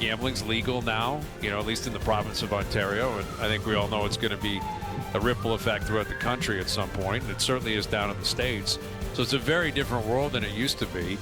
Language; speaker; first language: English; native; English